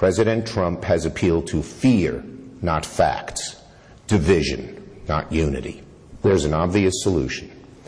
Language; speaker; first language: English; native; English